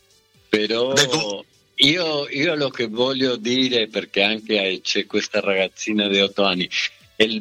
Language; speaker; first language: Italian; non-native, fluent; Spanish